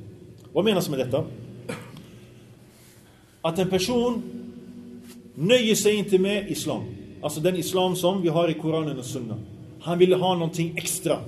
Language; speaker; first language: Swedish; early bilingual, other home language; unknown